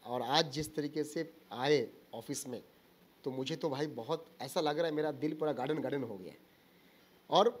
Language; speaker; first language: Hindi; non-native, local second language; Bangla